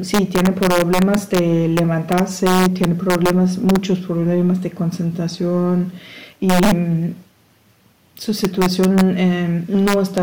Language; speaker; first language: Spanish; non-native, fluent; German